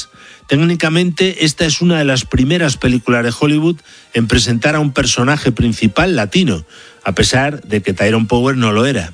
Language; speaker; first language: Spanish; native; Spanish